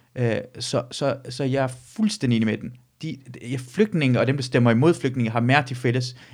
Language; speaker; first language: Danish; early bilingual, other home language; Persian